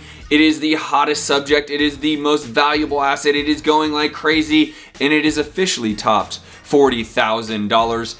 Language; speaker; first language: English; native; English